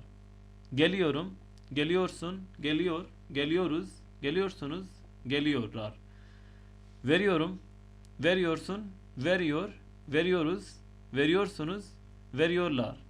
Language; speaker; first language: Turkish; non-native, fluent; Urdu